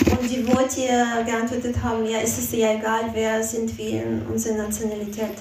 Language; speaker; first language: German; non-native, fluent; Russian